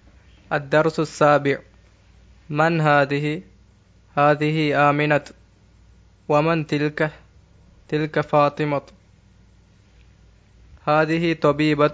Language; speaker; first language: Arabic; non-native, learner; Divehi